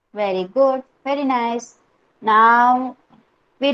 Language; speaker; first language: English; non-native, local second language; Marathi